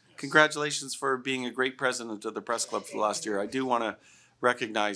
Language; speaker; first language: English; native; English